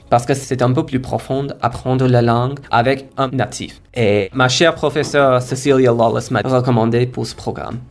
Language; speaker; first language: French; non-native, fluent; Kodava